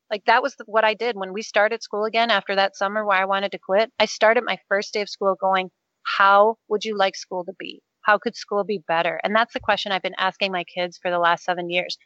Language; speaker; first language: English; non-native, fluent; Danish